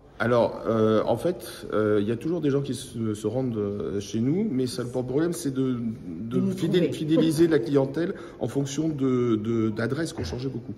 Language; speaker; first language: French; native; French